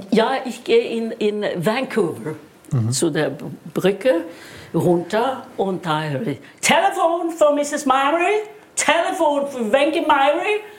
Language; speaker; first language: German; non-native, fluent; Norwegian